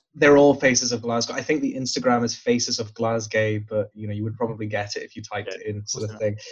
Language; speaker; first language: English; native; English